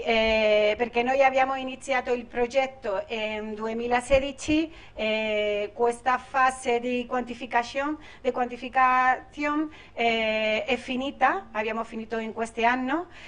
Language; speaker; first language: Italian; non-native, learner; Spanish